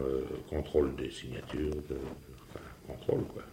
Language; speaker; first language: French; native; French